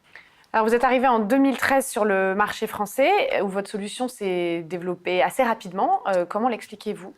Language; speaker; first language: French; native; French